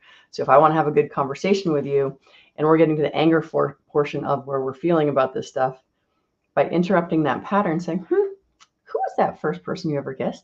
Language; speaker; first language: English; native; English